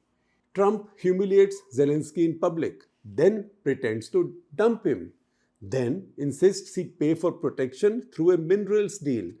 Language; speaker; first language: English; non-native, local second language; Hindi